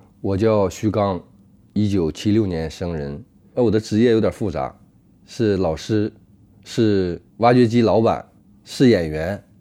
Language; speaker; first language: Chinese; native; Chinese